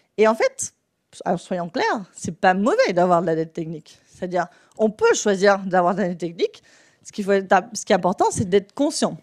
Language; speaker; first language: French; non-native, fluent; Spanish